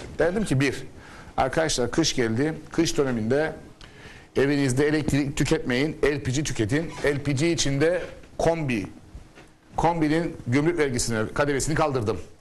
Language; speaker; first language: Turkish; native; Turkish